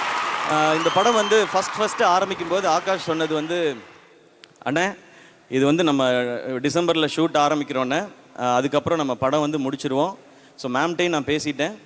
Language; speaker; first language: Tamil; native; Tamil